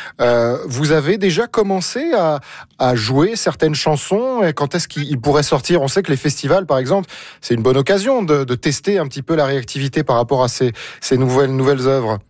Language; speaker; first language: French; native; French